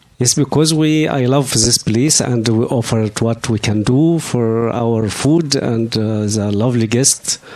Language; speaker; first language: English; non-native, learner; Arabic